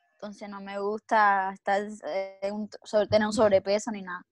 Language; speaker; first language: Spanish; native; Spanish